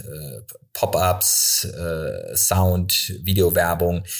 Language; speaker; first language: German; native; German